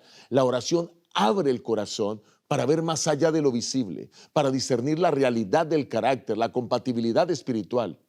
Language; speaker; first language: Spanish; native; Spanish